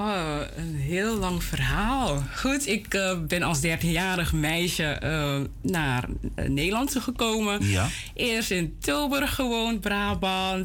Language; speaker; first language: Dutch; native; Dutch